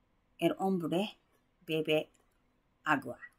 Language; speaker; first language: Spanish; non-native, learner; Japanese